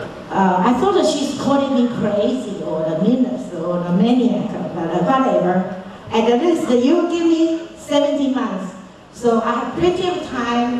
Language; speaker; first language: English; non-native, fluent; Chinese